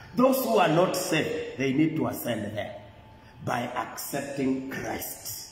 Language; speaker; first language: English; non-native, local second language; Swahili